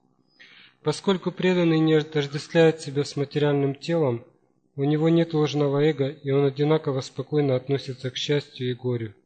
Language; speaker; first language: Russian; native; Russian